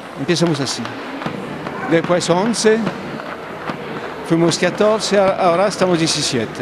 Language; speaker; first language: Spanish; non-native, learner; French